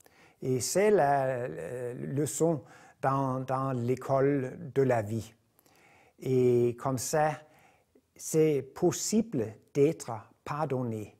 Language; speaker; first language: French; non-native, fluent; Danish